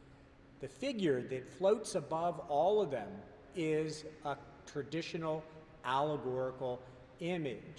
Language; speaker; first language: English; native; English